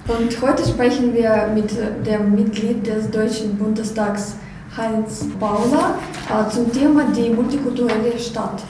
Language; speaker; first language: German; non-native, fluent; Russian